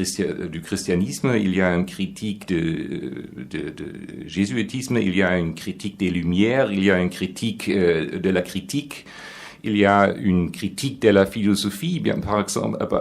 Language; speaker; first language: French; non-native, fluent; German